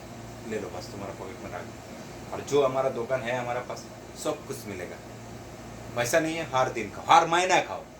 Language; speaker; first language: Hindi; non-native, learner; Bangla